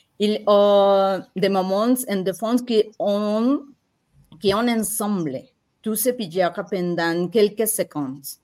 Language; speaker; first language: French; non-native, learner; Spanish